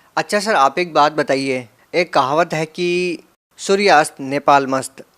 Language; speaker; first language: Hindi; native; Hindi